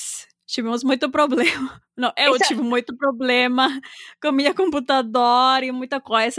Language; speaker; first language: Portuguese; non-native, fluent; Spanish